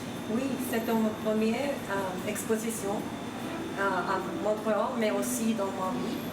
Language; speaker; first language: French; non-native, fluent; Swedish